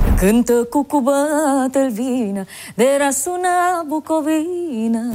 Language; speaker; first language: Romanian; non-native, learner; Filipino